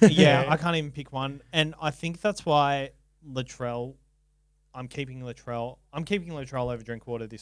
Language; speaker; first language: English; native; English